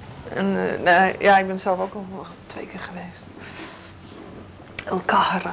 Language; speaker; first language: Dutch; native; Dutch